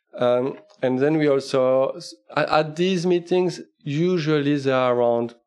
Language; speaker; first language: English; non-native, fluent; French